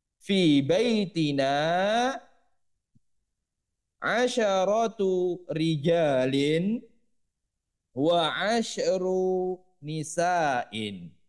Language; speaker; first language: Arabic; non-native, fluent; Indonesian